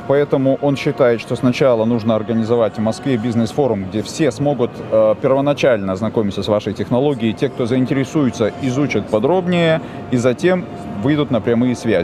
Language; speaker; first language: Russian; native; Russian